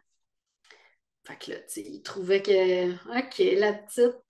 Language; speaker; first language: French; native; French